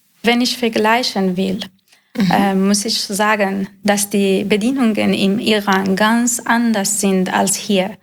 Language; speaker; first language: German; non-native, learner; Persian